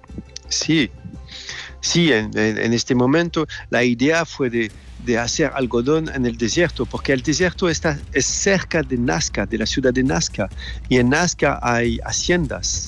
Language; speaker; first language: Spanish; non-native, fluent; French